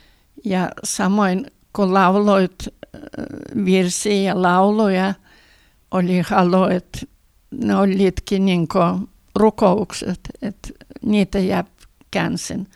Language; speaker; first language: Finnish; early bilingual, heritage; Finnish